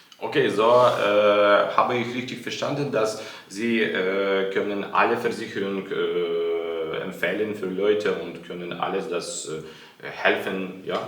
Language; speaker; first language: German; non-native, learner; Ukrainian